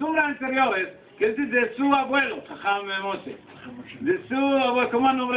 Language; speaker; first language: Spanish; non-native, learner; Hebrew